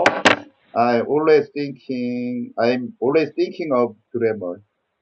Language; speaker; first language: English; non-native, learner; Korean